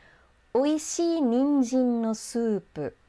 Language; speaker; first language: Japanese; non-native, fluent; English